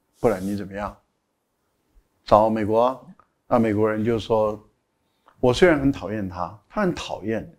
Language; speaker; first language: Chinese; native; Chinese